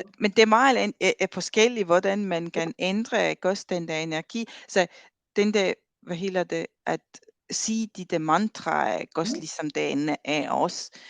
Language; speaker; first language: Danish; non-native, fluent; Estonian